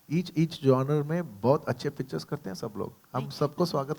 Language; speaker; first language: Hindi; non-native, local second language; Telugu